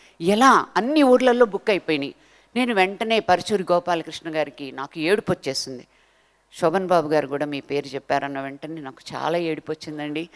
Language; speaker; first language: Telugu; native; Telugu